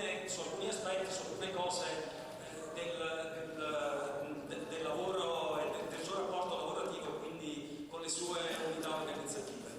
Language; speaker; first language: Italian; native; Italian